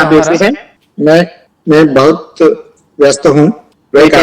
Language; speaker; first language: Hindi; non-native, learner; Telugu